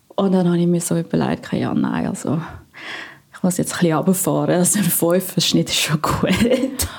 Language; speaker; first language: German; non-native, fluent; Filipino